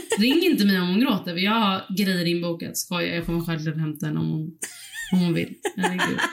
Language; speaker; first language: Swedish; early bilingual, other home language; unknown